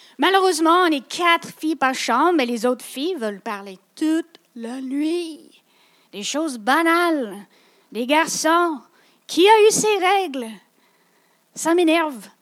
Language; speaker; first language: French; non-native, local second language; English